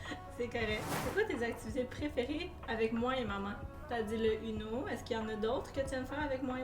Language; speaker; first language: French; native; French